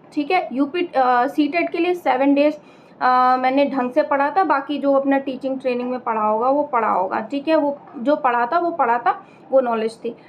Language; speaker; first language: Hindi; native; Hindi